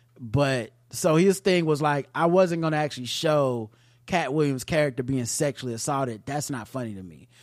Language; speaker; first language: English; native; English